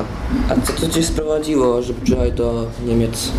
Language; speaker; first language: Polish; early bilingual, heritage; Polish